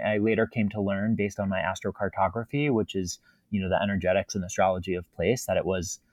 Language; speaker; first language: English; native; English